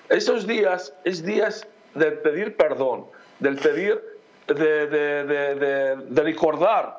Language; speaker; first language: Spanish; non-native, fluent; Aramaic